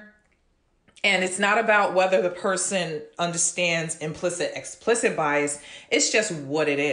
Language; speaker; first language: English; native; English